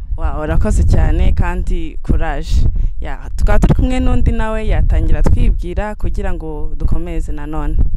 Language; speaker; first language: Kinyarwanda; early bilingual, heritage; Kinyarwanda